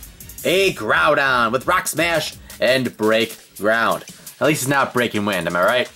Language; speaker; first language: English; native; English